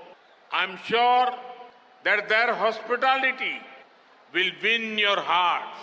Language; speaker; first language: English; non-native, local second language; Gujarati